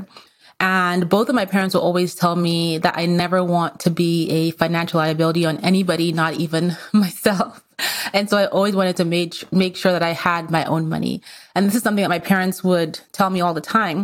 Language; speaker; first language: English; non-native, local second language; Yoruba